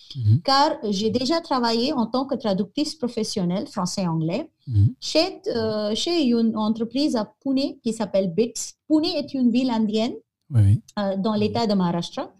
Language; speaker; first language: French; non-native, fluent; Konkani